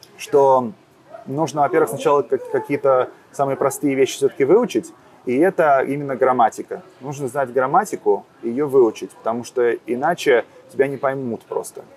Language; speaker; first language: Russian; native; Russian